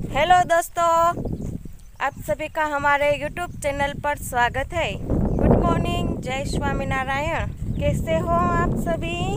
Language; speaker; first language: Hindi; non-native, local second language; Gujarati